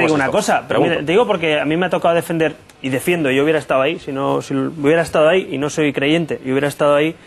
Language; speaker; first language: Spanish; native; Spanish